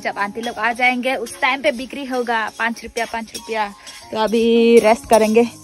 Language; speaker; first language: Hindi; non-native, local second language; Chakma